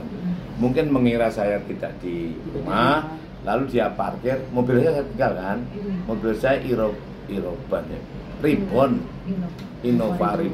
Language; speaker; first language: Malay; non-native, local second language; Javanese